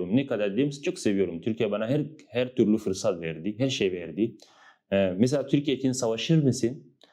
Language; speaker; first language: Turkish; non-native, learner; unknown